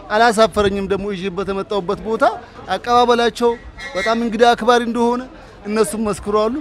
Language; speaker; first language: Amharic; non-native, local second language; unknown